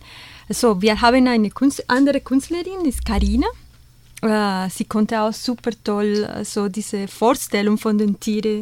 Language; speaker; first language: German; non-native, fluent; Spanish